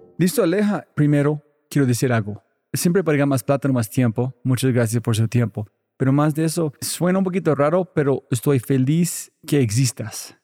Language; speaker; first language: Spanish; non-native, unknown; English